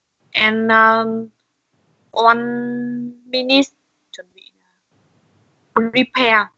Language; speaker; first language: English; non-native, learner; Vietnamese